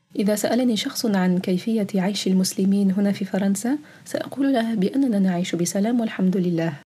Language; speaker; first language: Arabic; early bilingual, heritage; Arabic